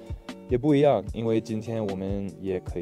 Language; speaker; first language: Chinese; non-native, fluent; English